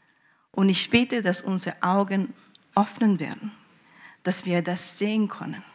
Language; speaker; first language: German; early bilingual, heritage; German